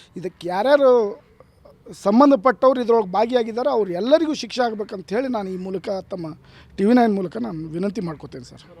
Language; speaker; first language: Kannada; non-native, local second language; Lambadi